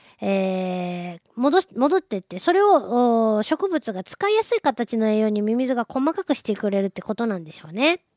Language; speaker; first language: Japanese; native; Japanese